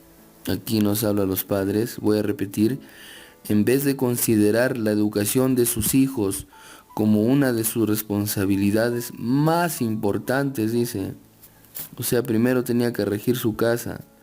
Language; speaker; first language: Spanish; native; Spanish